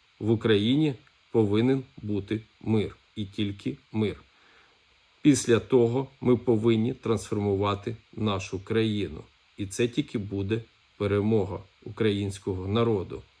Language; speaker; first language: Ukrainian; native; Ukrainian